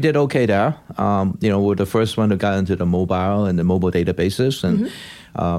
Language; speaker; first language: English; non-native, local second language; Cantonese